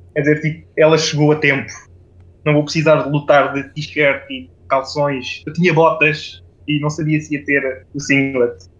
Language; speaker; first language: Portuguese; non-native, fluent; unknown